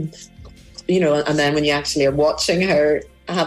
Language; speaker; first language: English; native; English